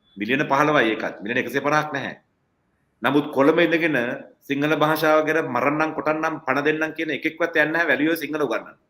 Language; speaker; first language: Sinhala; non-native, local second language; Tamil